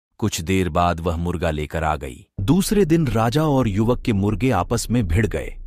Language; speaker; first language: Hindi; non-native, local second language; Gujarati